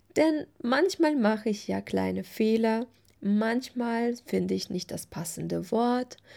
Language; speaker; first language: German; non-native, fluent; Russian